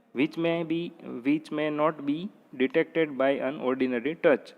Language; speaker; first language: English; non-native, local second language; Gujarati